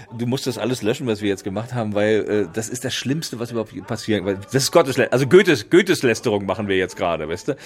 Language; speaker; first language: German; native; German